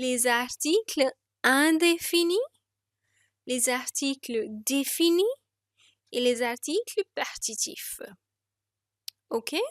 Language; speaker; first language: French; non-native, fluent; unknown